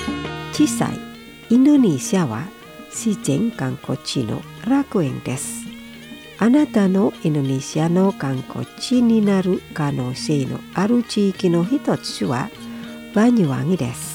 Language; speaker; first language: Japanese; non-native, fluent; Indonesian